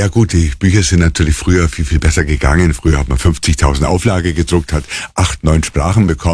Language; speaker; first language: German; native; German